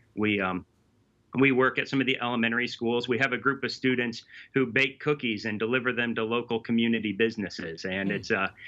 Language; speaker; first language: English; native; English